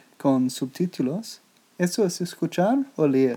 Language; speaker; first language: Spanish; non-native, learner; English